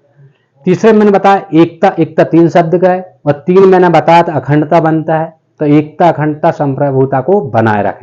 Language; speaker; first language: Hindi; native; Hindi